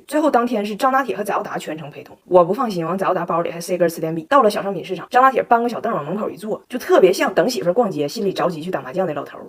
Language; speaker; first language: Chinese; native; Chinese